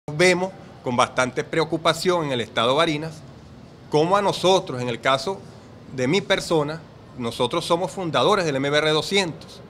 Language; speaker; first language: Spanish; native; Spanish